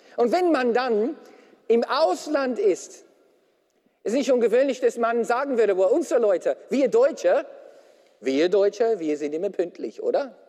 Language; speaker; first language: German; non-native, fluent; English